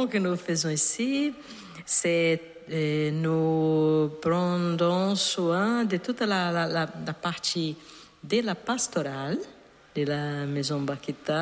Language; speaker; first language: French; non-native, learner; Portuguese